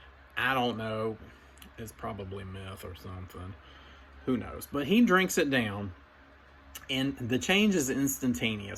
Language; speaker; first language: English; native; English